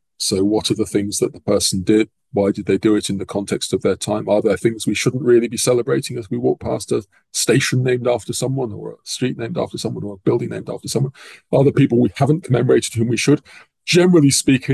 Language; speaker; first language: English; native; English